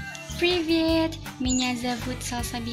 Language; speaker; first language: Russian; non-native, learner; Indonesian